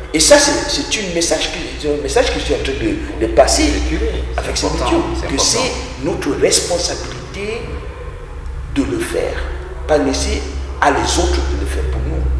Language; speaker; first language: French; non-native, local second language; English